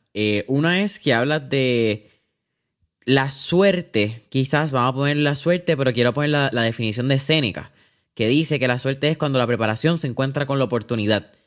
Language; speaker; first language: Spanish; native; Spanish